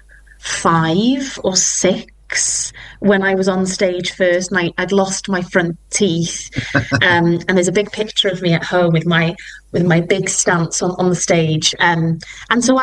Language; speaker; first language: English; non-native, local second language; Welsh